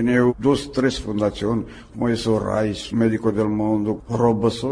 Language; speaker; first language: Spanish; non-native, learner; Romanian